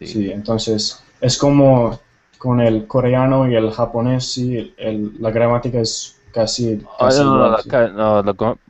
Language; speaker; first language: Spanish; non-native, fluent; Tamil